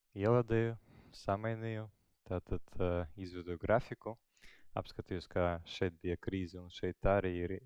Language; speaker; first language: Latvian; non-native, local second language; Russian